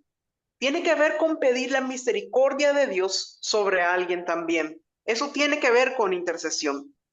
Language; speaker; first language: Spanish; native; Spanish